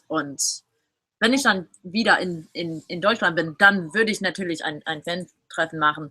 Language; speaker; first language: German; non-native, fluent; English